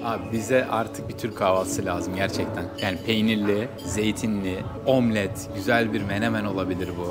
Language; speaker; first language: Turkish; native; Turkish